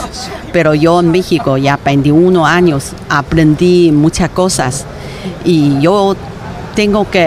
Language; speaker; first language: Spanish; non-native, learner; Chinese